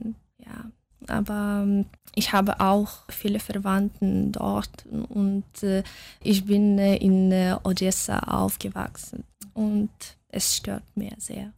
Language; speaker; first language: German; non-native, fluent; Russian